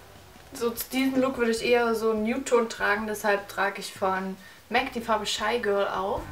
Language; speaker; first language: German; native; German